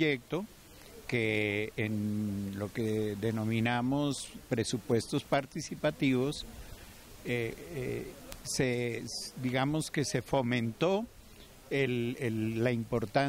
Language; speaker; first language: Spanish; native; Spanish